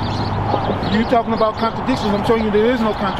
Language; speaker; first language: English; native; English